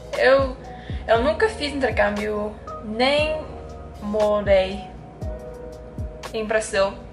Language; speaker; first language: Portuguese; non-native, learner; English